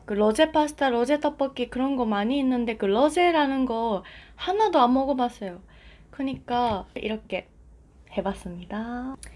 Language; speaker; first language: Korean; non-native, fluent; Japanese